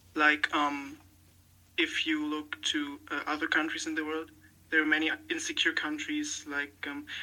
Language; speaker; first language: English; non-native, fluent; German